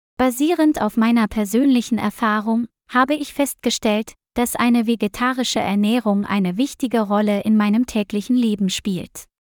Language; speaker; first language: German; non-native, learner; Vietnamese